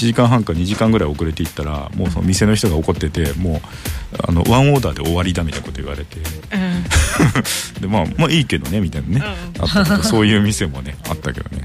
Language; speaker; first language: Japanese; native; Japanese